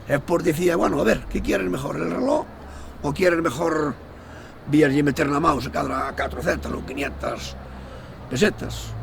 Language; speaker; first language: Spanish; non-native, local second language; Galician